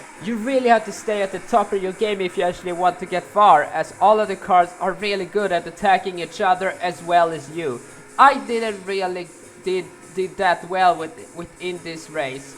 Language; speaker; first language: English; non-native, fluent; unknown